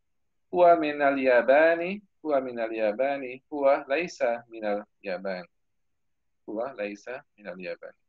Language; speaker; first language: Arabic; non-native, fluent; English